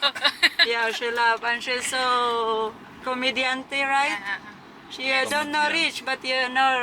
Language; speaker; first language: English; non-native, local second language; Filipino